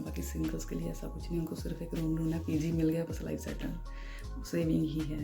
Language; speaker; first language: Hindi; non-native, local second language; Punjabi